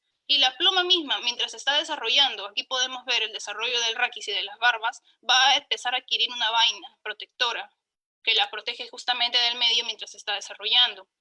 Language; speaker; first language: Spanish; native; Spanish